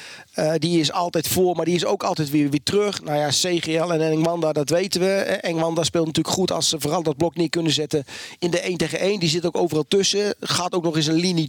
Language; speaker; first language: Dutch; native; Dutch